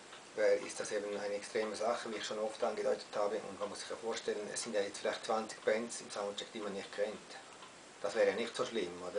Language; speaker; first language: German; native; German